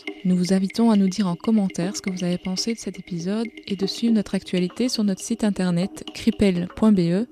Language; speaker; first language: French; native; French